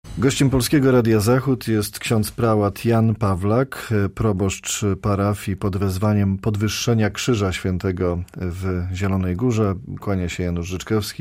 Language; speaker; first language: Polish; native; Polish